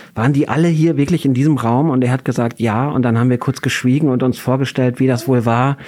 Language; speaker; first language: German; native; German